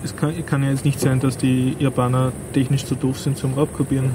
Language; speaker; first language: German; native; German